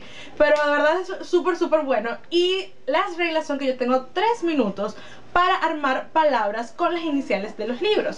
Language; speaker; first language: Spanish; native; Spanish